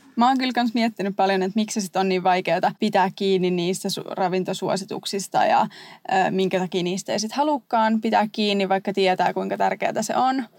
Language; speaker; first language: Finnish; native; Finnish